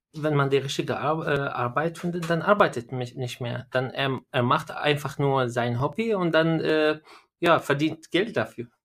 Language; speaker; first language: German; non-native, learner; Arabic